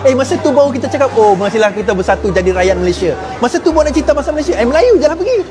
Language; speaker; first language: Malay; non-native, local second language; Chinese